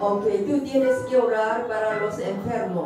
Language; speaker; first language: Spanish; non-native, learner; Korean